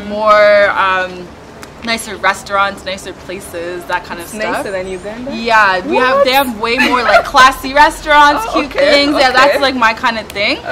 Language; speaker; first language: English; native; English